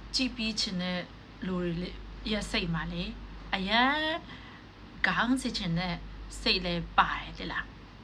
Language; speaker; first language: Burmese; non-native, local second language; Mizo